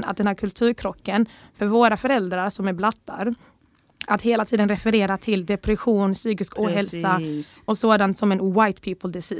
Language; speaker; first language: Swedish; early bilingual, other home language; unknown